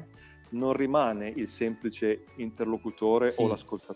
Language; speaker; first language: Italian; native; Italian